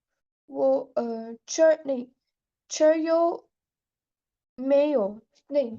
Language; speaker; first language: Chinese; non-native, learner; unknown